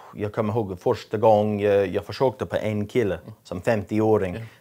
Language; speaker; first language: Swedish; non-native, fluent; English